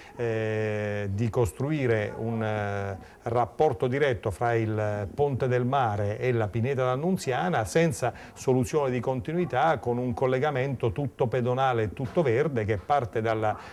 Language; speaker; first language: Italian; native; Italian